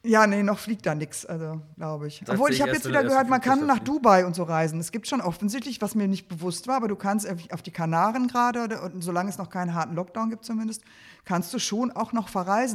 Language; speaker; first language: German; native; German